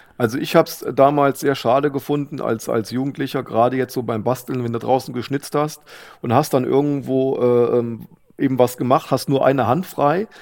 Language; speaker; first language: German; native; German